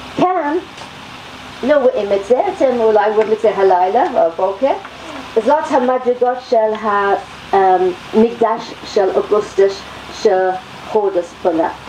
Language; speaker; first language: Hebrew; non-native, fluent; English